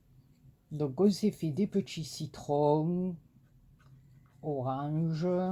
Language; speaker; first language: French; native; French